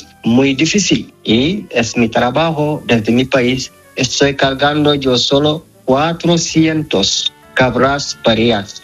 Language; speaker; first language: Spanish; non-native, learner; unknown